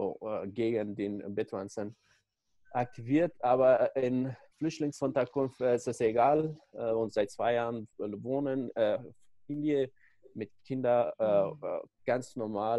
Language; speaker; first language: German; non-native, learner; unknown